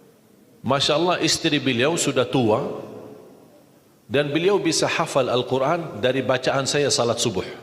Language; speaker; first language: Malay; non-native, fluent; Arabic